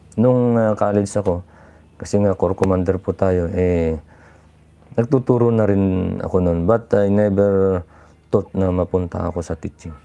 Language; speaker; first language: Filipino; non-native, local second language; Iloko